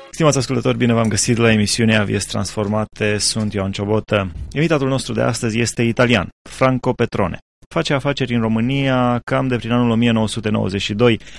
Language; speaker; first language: Romanian; native; Romanian